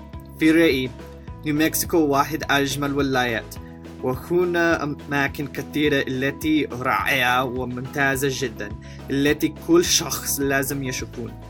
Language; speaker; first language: Arabic; non-native, learner; English